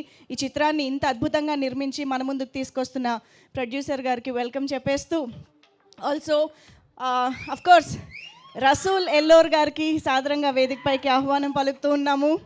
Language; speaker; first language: Telugu; native; Telugu